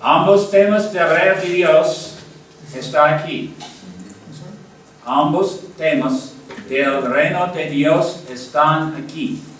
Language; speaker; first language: Spanish; non-native, learner; English